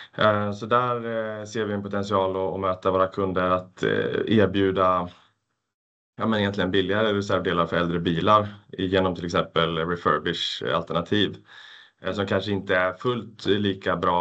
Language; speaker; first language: Swedish; native; Swedish